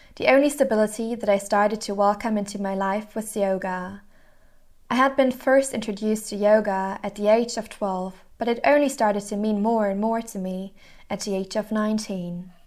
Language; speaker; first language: English; non-native, fluent; German